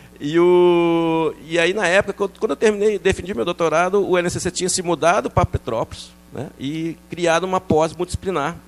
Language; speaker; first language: Portuguese; early bilingual, other home language; French